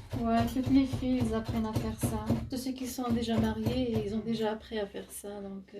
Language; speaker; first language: French; non-native, local second language; Arabic